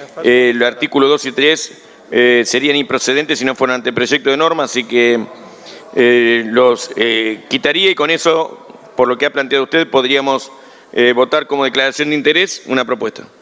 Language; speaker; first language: Spanish; native; Spanish